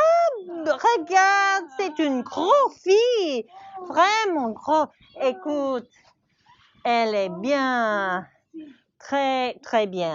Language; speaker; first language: French; non-native, learner; English